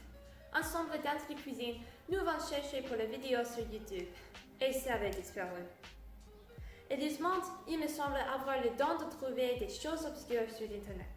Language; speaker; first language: French; non-native, learner; English